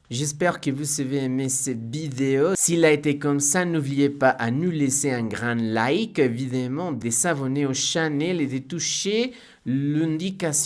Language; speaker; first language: French; non-native, fluent; Spanish